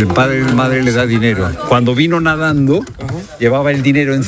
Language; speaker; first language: Spanish; native; Spanish